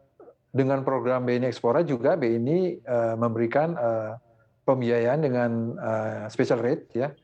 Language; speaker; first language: Indonesian; native; Indonesian